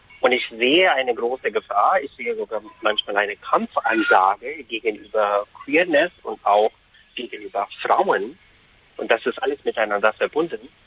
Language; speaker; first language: German; non-native, fluent; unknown